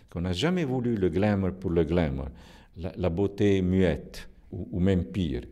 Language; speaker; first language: French; non-native, local second language; Italian